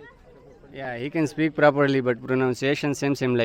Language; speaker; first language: English; non-native, local second language; Filipino